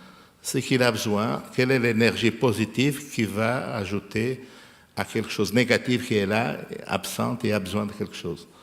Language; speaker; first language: French; non-native, fluent; Portuguese